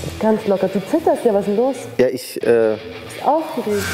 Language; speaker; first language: German; native; German